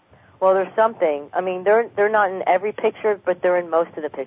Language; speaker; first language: English; native; English